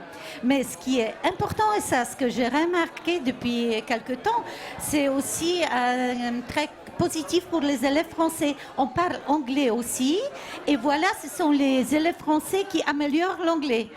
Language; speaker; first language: French; non-native, fluent; Polish